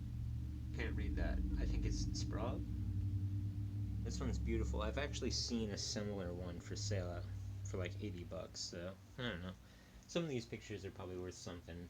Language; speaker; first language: English; native; English